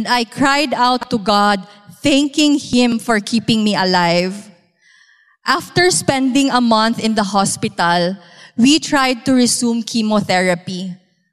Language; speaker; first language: English; non-native, local second language; Cebuano